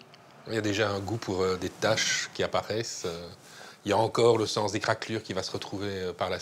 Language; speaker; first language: French; native; French